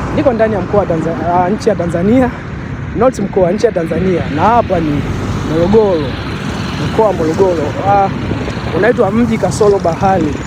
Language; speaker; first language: Swahili; native; Swahili